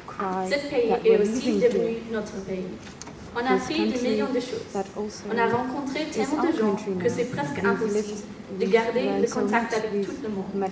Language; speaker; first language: French; non-native, fluent; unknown